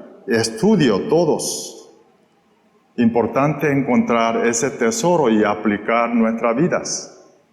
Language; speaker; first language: Spanish; non-native, fluent; Korean